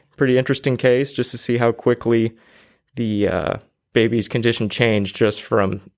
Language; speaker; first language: English; native; English